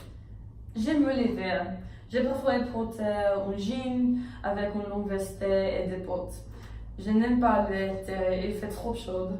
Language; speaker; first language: French; non-native, learner; English